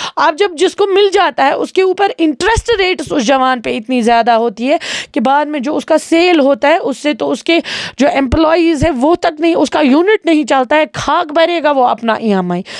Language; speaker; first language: Urdu; non-native, local second language; Kashmiri